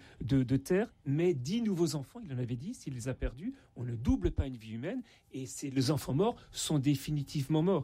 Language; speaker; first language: French; native; French